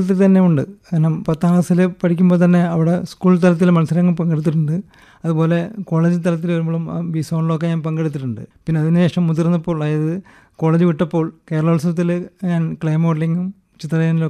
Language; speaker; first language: Malayalam; native; Malayalam